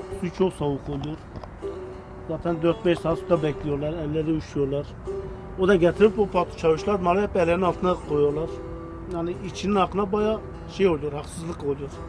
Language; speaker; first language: Turkish; non-native, local second language; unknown